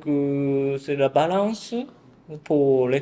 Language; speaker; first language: French; non-native, learner; Japanese